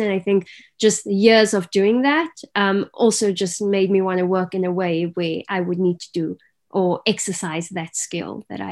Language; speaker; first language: English; native; English